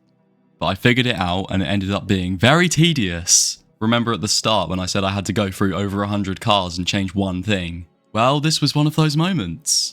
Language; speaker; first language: English; native; English